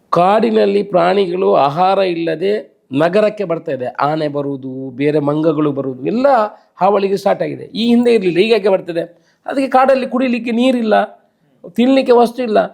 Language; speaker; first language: Kannada; non-native, local second language; Tulu